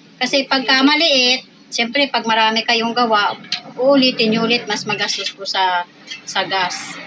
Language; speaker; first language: Filipino; native; Filipino